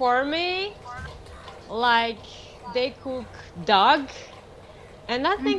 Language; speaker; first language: English; non-native, fluent; Malagasy